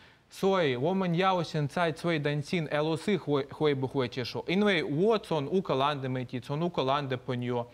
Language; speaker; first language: Chinese; non-native, fluent; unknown